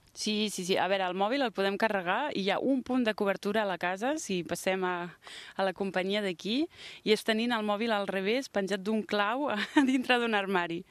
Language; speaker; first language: Catalan; early bilingual, other home language; French